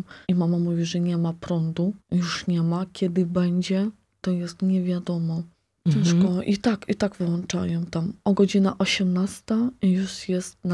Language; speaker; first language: Polish; non-native, local second language; Ukrainian